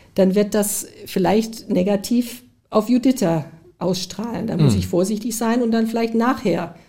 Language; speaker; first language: German; early bilingual, heritage; German